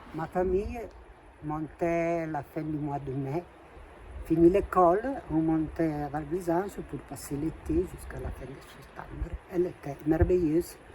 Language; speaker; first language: French; non-native, local second language; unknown